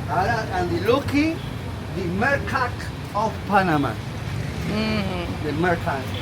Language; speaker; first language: English; non-native, learner; Spanish